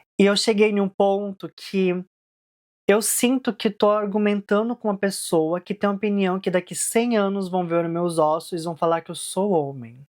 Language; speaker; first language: Portuguese; early bilingual, heritage; Portuguese